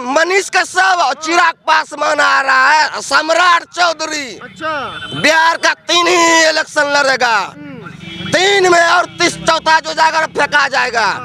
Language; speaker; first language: Hindi; native; Hindi